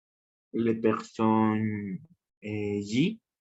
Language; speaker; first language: French; non-native, learner; Spanish